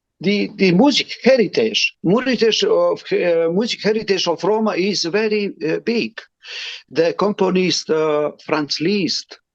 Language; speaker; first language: English; non-native, learner; Romany